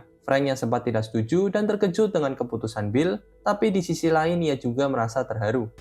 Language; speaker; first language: Indonesian; native; Indonesian